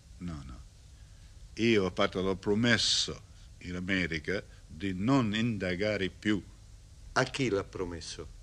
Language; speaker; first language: Italian; non-native, learner; English